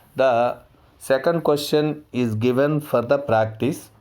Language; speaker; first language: English; non-native, local second language; Telugu